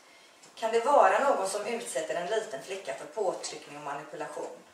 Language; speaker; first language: Swedish; native; Swedish